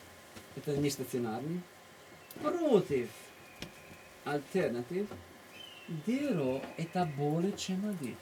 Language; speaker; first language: Russian; non-native, fluent; Italian